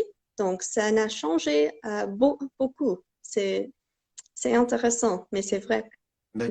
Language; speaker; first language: French; non-native, fluent; English